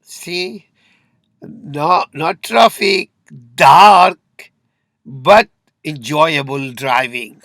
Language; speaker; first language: English; non-native, learner; Urdu